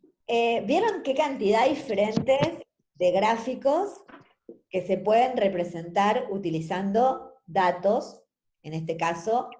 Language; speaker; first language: Spanish; native; Spanish